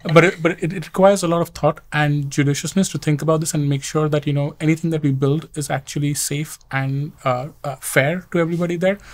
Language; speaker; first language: English; non-native, local second language; Hindi